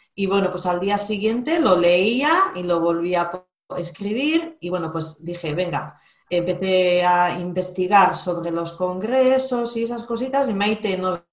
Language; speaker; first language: Spanish; native; Spanish